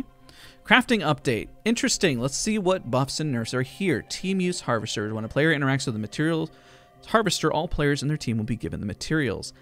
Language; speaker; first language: English; native; English